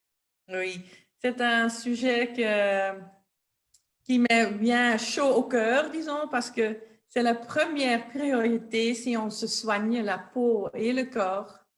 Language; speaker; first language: French; non-native, local second language; Dutch